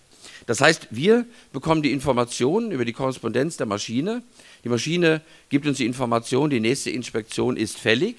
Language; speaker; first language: German; native; German